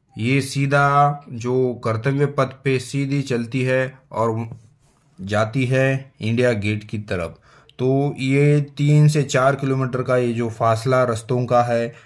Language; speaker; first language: Hindi; non-native, local second language; Marathi